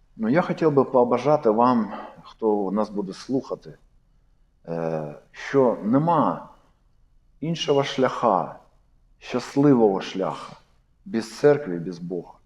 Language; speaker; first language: Ukrainian; non-native, local second language; Russian